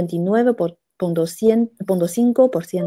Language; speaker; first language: Spanish; non-native, fluent; Chinese